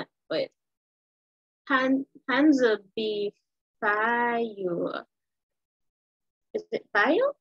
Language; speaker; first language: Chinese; non-native, learner; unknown